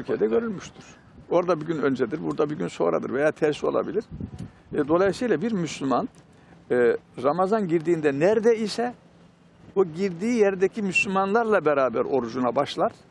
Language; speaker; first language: Turkish; native; Turkish